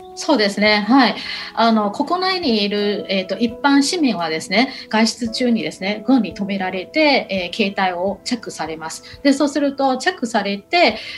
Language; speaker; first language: Japanese; non-native, fluent; Burmese